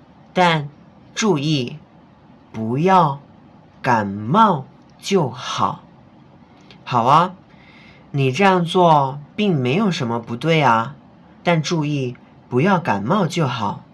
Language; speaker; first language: Chinese; non-native, fluent; Indonesian